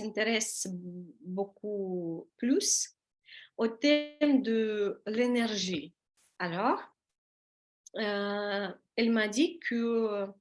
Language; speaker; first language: French; non-native, learner; Russian